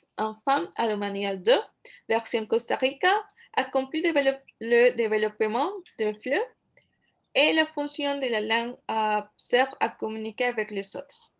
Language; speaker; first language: French; non-native, fluent; Spanish